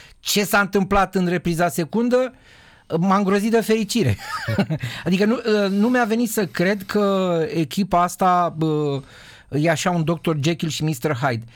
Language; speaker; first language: Romanian; native; Romanian